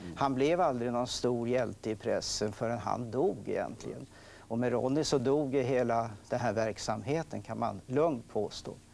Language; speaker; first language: Swedish; native; Swedish